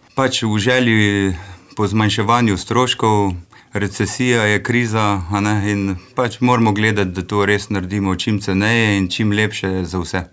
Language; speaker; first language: Slovenian; native; Slovenian